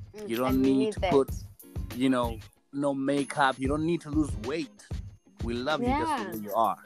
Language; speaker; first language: English; non-native, local second language; Shona